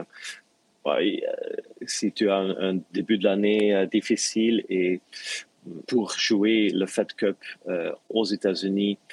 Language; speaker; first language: French; non-native, local second language; Dutch